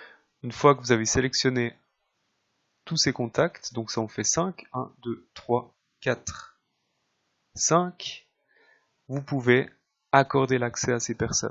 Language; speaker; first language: French; native; French